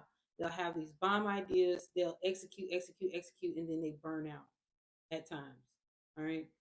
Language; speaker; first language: English; native; English